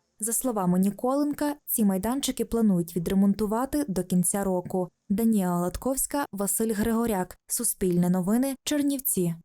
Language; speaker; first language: Ukrainian; native; Ukrainian